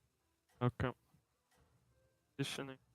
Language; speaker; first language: English; non-native, learner; Slovenian